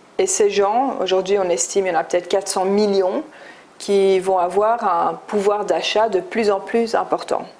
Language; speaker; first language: French; early bilingual, other home language; English